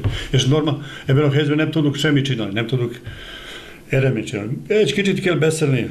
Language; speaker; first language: Hungarian; non-native, learner; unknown